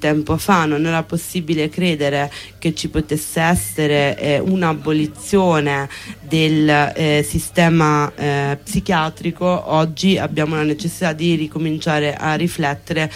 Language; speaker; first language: Italian; native; Italian